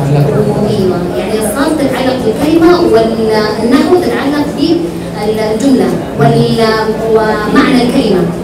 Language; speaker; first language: Arabic; early bilingual, other home language; Indonesian